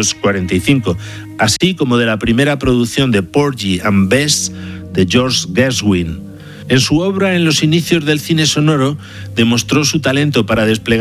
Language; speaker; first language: Spanish; native; Spanish